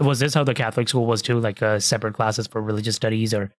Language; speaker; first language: English; early bilingual, other home language; Hindi